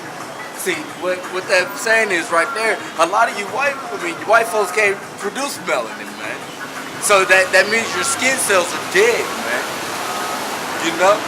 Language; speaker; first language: English; native; English